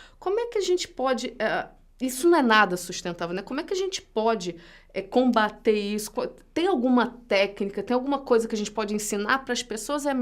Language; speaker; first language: Portuguese; native; Portuguese